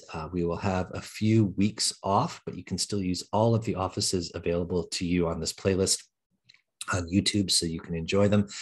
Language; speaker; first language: English; native; English